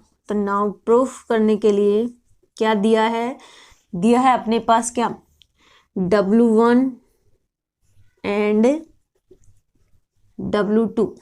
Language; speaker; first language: Hindi; native; Hindi